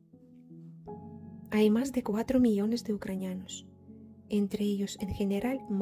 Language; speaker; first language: Spanish; non-native, fluent; Ukrainian